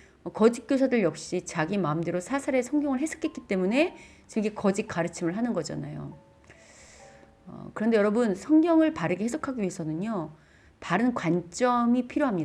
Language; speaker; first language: Korean; native; Korean